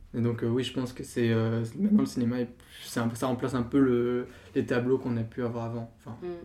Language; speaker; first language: French; native; French